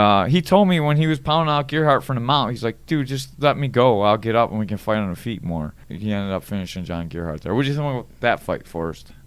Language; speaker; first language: English; native; English